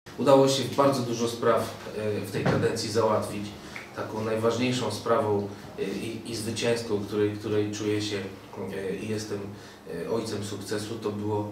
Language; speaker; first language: Polish; native; Polish